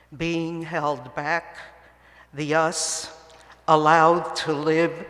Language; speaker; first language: English; early bilingual, other home language; Spanish